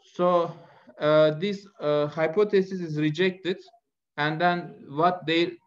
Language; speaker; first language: English; non-native, fluent; Turkish